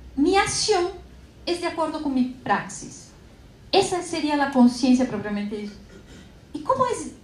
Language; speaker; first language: Spanish; non-native, fluent; Portuguese